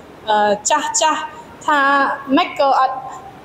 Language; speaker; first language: Khmer; early bilingual, heritage; Khmer